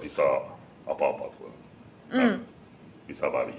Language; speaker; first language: Indonesian; non-native, learner; Japanese